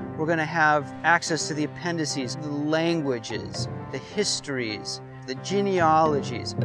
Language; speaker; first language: English; native; English